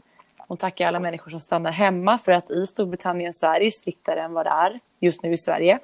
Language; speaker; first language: Swedish; native; Swedish